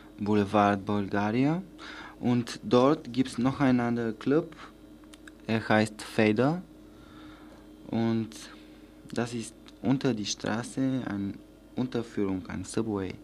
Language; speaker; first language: German; non-native, learner; Bulgarian